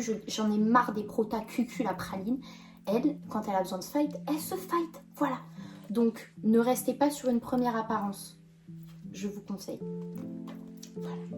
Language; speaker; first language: French; native; French